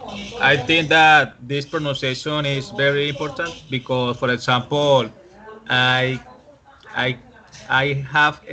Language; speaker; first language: English; non-native, learner; Spanish